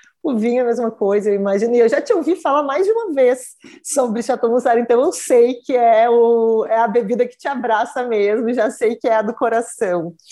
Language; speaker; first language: Portuguese; native; Portuguese